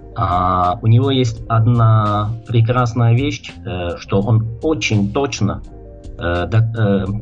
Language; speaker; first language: Russian; non-native, fluent; Czech